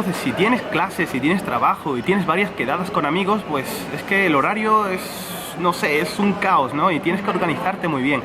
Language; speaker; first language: Spanish; native; Spanish